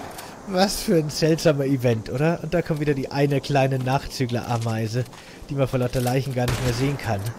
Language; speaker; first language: German; native; German